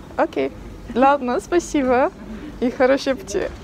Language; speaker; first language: Russian; non-native, learner; Turkish